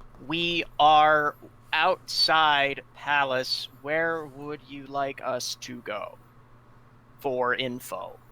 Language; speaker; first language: English; native; English